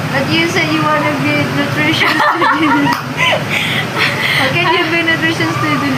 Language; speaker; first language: English; non-native, learner; Indonesian